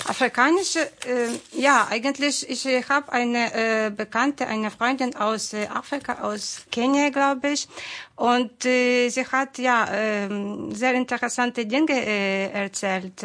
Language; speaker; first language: German; non-native, fluent; Ukrainian